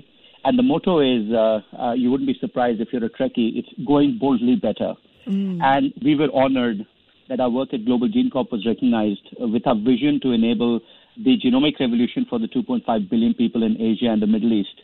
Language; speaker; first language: English; non-native, local second language; Hindi